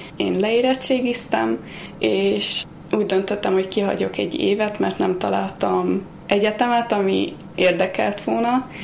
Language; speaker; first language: Hungarian; early bilingual, heritage; Hungarian